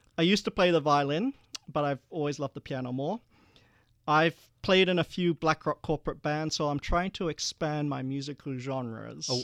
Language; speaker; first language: English; early bilingual, other home language; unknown